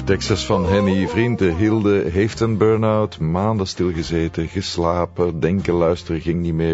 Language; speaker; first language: Dutch; native; Dutch